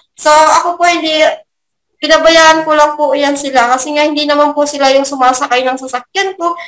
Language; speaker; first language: Filipino; native; Filipino